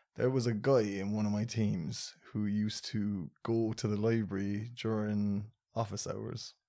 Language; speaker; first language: English; native; English